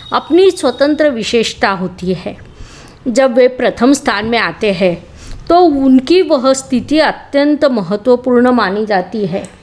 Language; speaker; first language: Hindi; native; Hindi